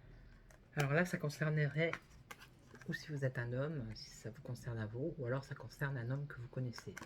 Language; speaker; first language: French; native; French